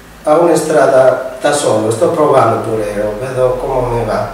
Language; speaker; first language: Italian; non-native, fluent; Spanish